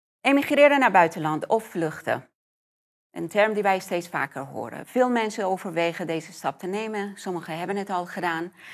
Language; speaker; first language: Dutch; non-native, fluent; Persian